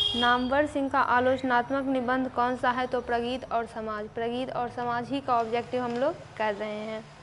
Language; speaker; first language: Hindi; native; Hindi